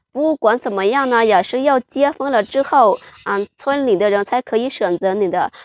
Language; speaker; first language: Chinese; non-native, fluent; Lao